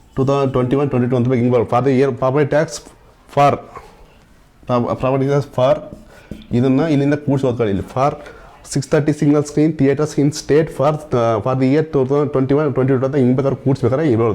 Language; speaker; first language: Kannada; native; Kannada